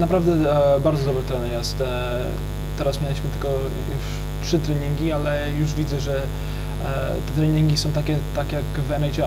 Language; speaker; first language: Polish; early bilingual, heritage; English